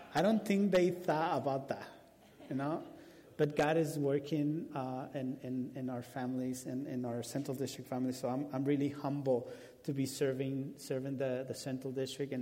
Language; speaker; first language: English; non-native, fluent; Spanish